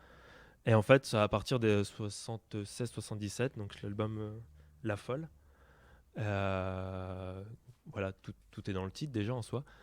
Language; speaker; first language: French; native; French